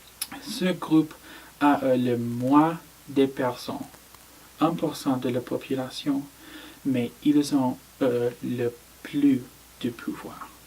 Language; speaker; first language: French; non-native, learner; English